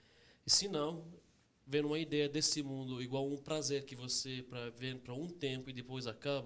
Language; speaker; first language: Portuguese; non-native, fluent; Arabic